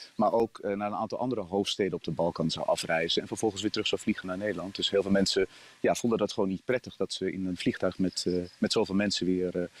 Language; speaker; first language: Dutch; native; Dutch